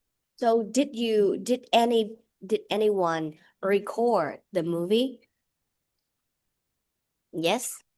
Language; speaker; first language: English; non-native, fluent; Vietnamese